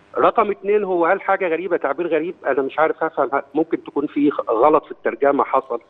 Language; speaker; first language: Egyptian Arabic; native; Egyptian Arabic